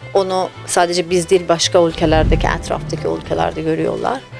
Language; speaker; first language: Turkish; non-native, fluent; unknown